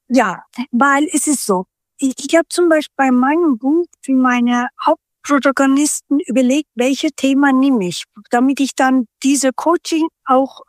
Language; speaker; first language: German; early bilingual, other home language; Turkish